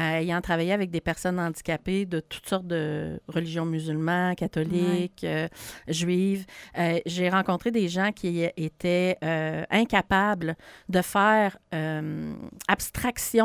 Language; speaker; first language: French; native; French